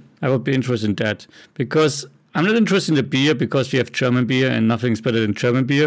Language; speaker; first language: English; non-native, fluent; German